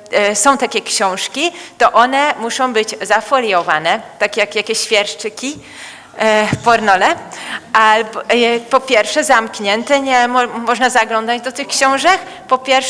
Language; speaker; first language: Polish; non-native, fluent; Hungarian